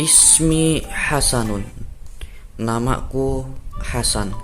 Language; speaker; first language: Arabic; non-native, fluent; Indonesian